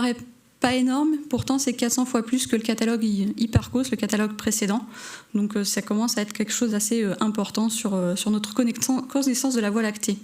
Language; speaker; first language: French; native; French